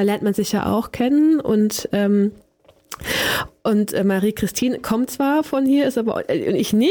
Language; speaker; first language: German; native; German